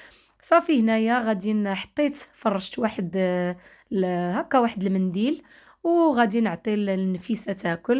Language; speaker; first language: Arabic; native; Arabic